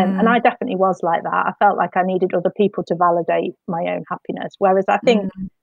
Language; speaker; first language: English; native; English